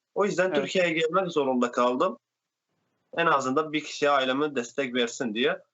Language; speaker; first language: Turkish; non-native, fluent; Arabic